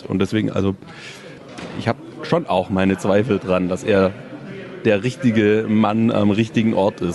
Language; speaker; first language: German; native; German